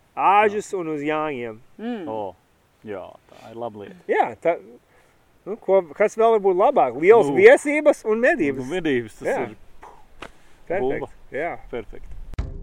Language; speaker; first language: Latvian; early bilingual, heritage; Latvian